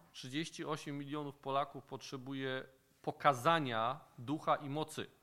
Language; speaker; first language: Polish; native; Polish